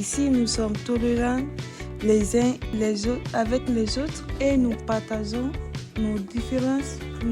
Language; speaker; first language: French; non-native, learner; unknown